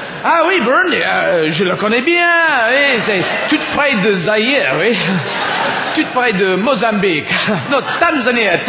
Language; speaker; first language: French; non-native, learner; English